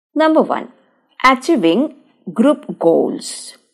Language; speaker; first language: English; non-native, local second language; Bangla